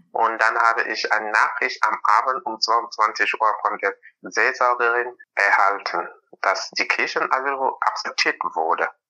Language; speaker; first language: German; non-native, fluent; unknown